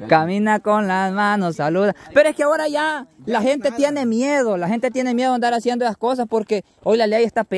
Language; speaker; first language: Spanish; native; Spanish